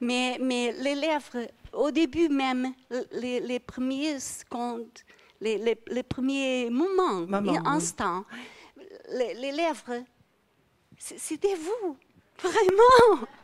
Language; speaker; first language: French; non-native, fluent; Portuguese